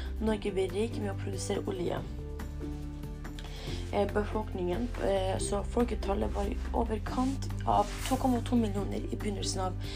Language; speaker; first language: Norwegian; early bilingual, other home language; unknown